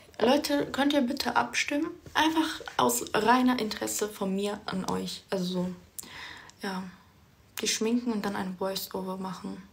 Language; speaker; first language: German; early bilingual, other home language; Turkish